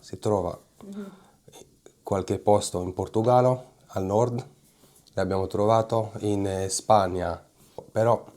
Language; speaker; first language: Italian; non-native, fluent; Hebrew